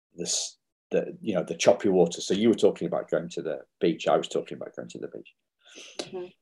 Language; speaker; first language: English; native; English